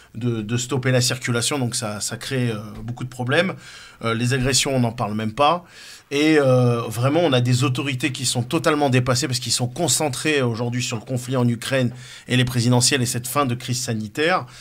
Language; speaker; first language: French; native; French